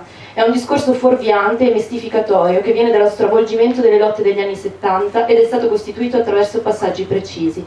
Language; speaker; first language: Italian; native; Italian